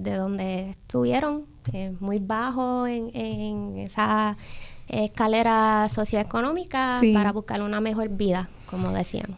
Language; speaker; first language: Spanish; early bilingual, heritage; Spanish